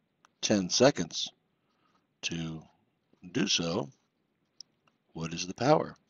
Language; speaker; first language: English; native; English